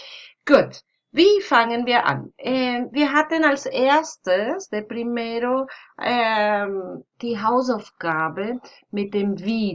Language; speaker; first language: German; non-native, fluent; Spanish